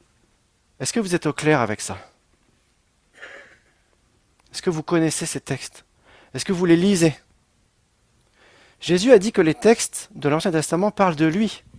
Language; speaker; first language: French; native; French